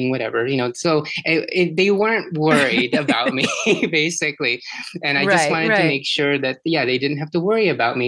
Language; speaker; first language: English; early bilingual, other home language; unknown